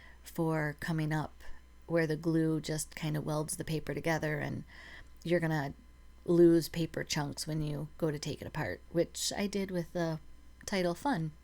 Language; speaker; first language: English; native; English